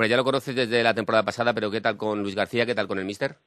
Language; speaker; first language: Spanish; native; Spanish